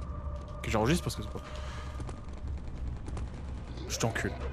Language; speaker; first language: French; native; French